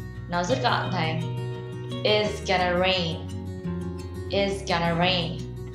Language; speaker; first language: English; non-native, fluent; Vietnamese